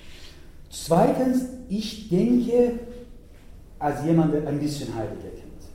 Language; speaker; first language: German; non-native, learner; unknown